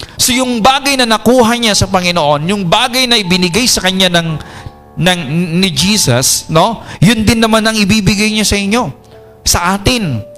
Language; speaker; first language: Filipino; non-native, local second language; Iloko